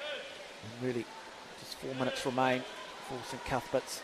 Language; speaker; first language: English; native; English